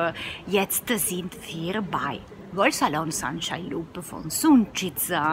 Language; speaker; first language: German; non-native, learner; Italian